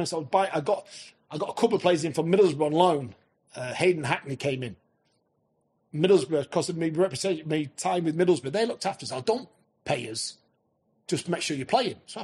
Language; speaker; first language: English; native; English